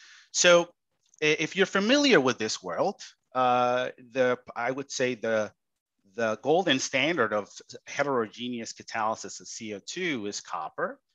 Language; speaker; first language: English; non-native, local second language; Spanish